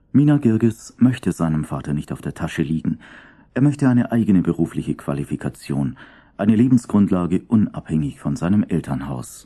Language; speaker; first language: German; native; German